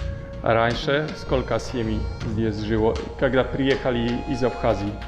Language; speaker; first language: Russian; non-native, learner; Polish